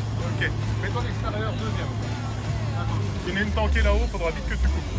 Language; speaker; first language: French; native; French